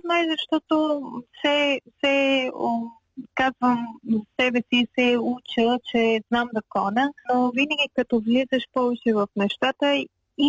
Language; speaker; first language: Bulgarian; non-native, fluent; Persian